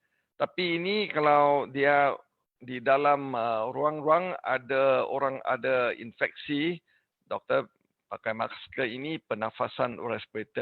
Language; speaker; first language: Indonesian; non-native, learner; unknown